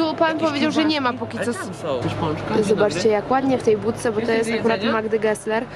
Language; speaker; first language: Polish; native; Polish